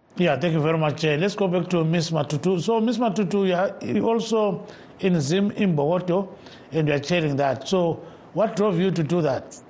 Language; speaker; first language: English; non-native, local second language; North Ndebele